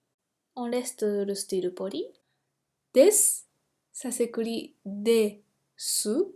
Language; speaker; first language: French; non-native, fluent; Japanese